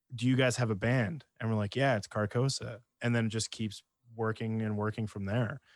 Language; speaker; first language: English; native; English